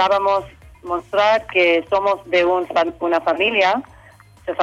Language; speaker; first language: Spanish; early bilingual, heritage; English